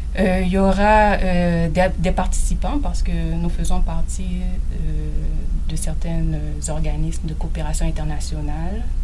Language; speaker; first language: French; non-native, local second language; Haitian Creole